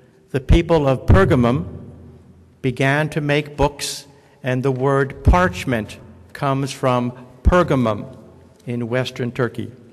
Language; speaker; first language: English; native; English